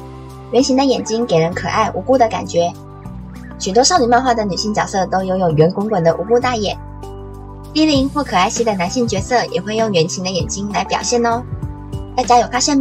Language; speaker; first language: Chinese; native; Chinese